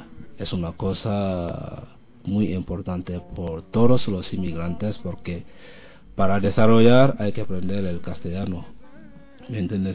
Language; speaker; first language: Spanish; non-native, learner; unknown